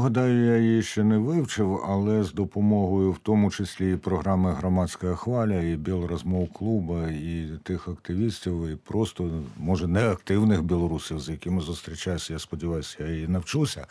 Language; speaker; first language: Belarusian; non-native, learner; Ukrainian